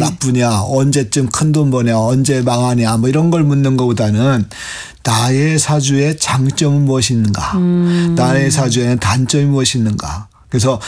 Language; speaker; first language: Korean; native; Korean